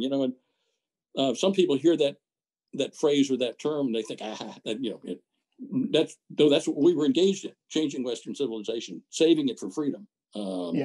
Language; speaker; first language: English; native; English